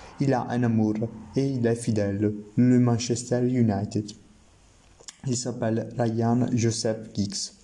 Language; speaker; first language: French; non-native, learner; Italian